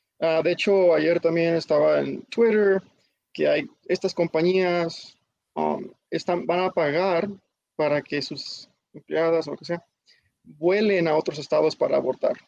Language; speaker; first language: Spanish; early bilingual, heritage; Spanish